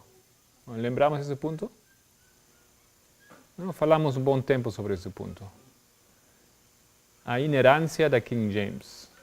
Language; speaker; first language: Portuguese; non-native, fluent; German